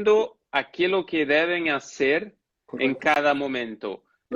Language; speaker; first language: Spanish; non-native, fluent; Portuguese